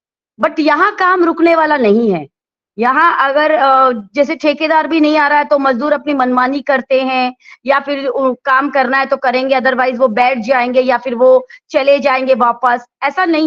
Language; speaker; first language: Hindi; native; Hindi